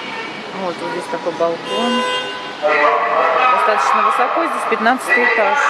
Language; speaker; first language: Russian; native; Russian